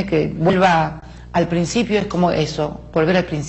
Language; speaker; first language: Spanish; native; Spanish